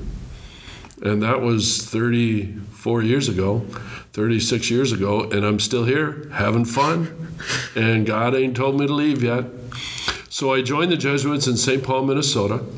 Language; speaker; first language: English; native; English